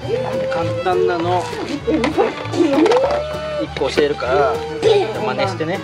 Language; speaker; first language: Japanese; native; Japanese